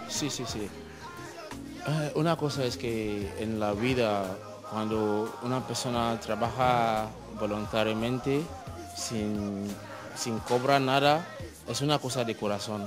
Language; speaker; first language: Spanish; non-native, fluent; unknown